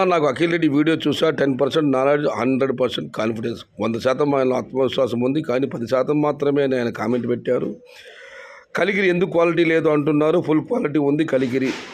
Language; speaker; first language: Telugu; non-native, local second language; Kannada